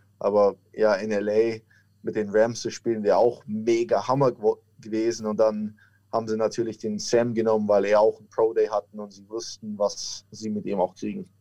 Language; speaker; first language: German; native; German